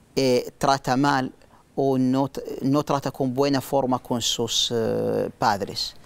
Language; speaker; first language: Spanish; non-native, learner; Arabic